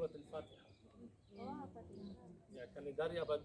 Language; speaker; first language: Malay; non-native, fluent; Arabic